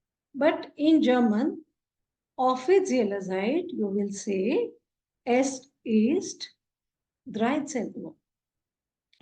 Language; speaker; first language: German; non-native, fluent; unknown